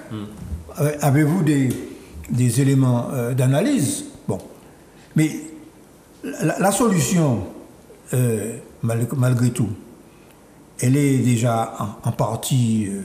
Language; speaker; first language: French; native; French